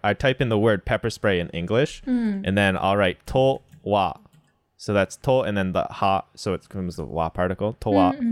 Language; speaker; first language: English; native; English